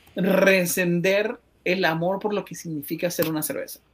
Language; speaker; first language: Spanish; native; Spanish